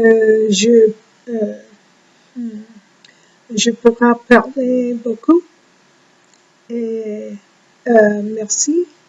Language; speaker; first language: French; non-native, learner; English